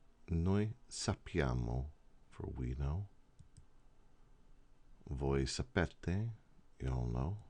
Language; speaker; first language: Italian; non-native, fluent; English